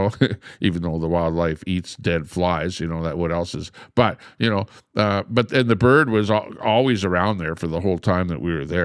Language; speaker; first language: English; native; English